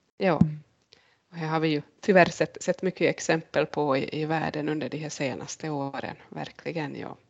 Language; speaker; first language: Swedish; native; Swedish